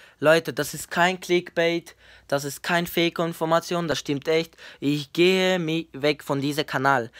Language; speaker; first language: German; non-native, learner; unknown